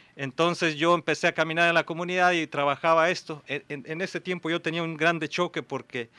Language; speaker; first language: Spanish; native; Spanish